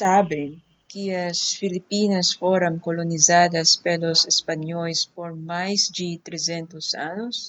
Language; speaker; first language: Portuguese; non-native, fluent; Filipino